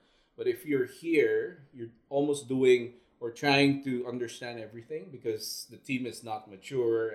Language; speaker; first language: English; non-native, local second language; Filipino